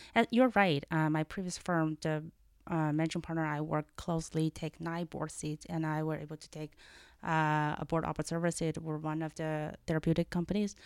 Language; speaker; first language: English; non-native, fluent; Chinese